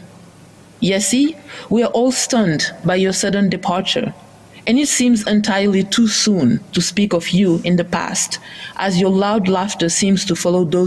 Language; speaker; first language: English; non-native, fluent; Wolof